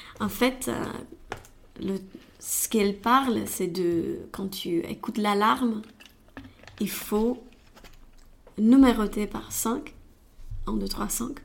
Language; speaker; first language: French; non-native, learner; Romanian